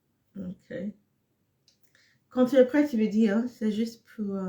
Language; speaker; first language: French; non-native, fluent; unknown